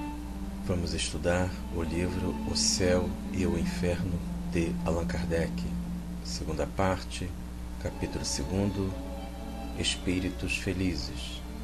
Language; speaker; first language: Portuguese; native; Portuguese